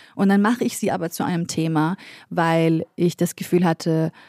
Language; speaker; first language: German; early bilingual, other home language; Central Kurdish